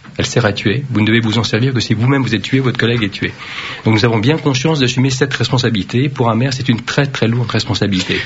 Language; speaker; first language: French; early bilingual, other home language; Vietnamese